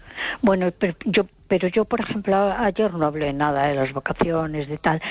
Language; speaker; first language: Spanish; native; Spanish